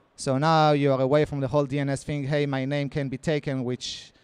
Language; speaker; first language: English; non-native, fluent; Hebrew